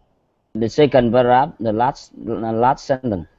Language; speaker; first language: English; non-native, learner; Vietnamese